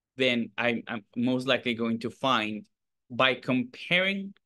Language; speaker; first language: English; non-native, fluent; Spanish